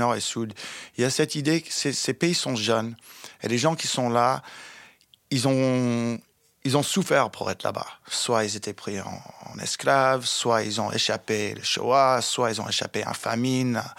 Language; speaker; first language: French; non-native, fluent; English